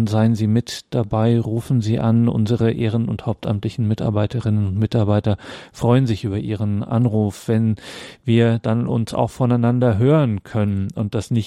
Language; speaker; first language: German; native; German